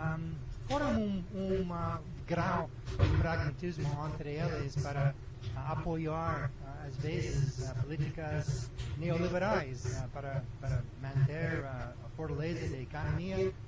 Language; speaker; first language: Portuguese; non-native, learner; English